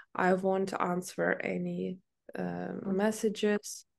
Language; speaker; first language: English; non-native, fluent; Ukrainian